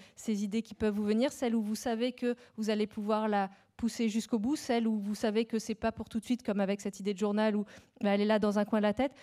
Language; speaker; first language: French; native; French